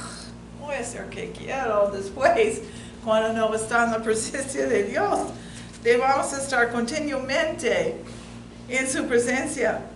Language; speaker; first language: Spanish; non-native, fluent; English